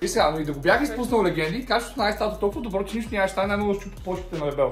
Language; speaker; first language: Bulgarian; native; Bulgarian